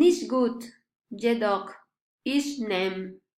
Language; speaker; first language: German; non-native, learner; Spanish